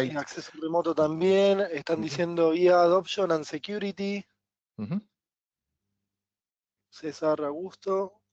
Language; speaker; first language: Spanish; native; Spanish